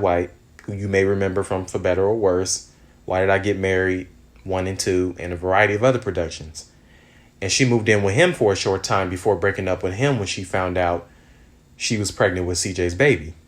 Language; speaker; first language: English; native; English